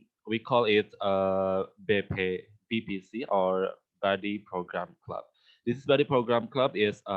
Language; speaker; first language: English; non-native, learner; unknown